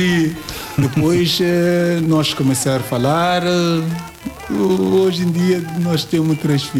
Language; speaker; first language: Portuguese; non-native, learner; Yoruba